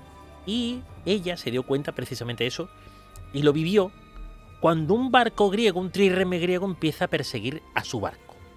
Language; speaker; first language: Spanish; native; Spanish